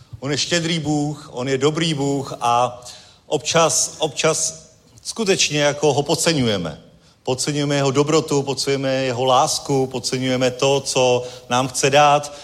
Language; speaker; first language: Czech; native; Czech